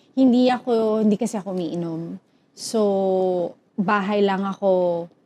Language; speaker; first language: Filipino; native; Filipino